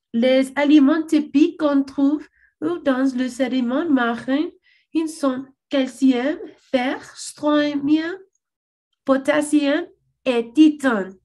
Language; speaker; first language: French; non-native, learner; English